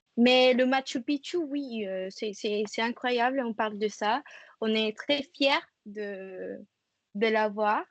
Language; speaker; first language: French; non-native, fluent; Spanish